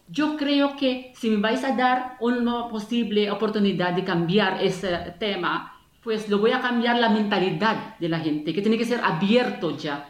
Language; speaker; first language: Spanish; non-native, fluent; Filipino